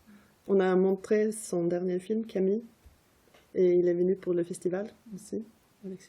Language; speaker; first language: French; non-native, fluent; Swedish